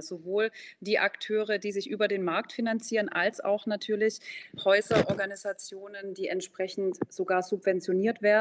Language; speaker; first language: German; native; German